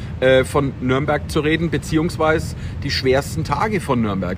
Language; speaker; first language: German; native; German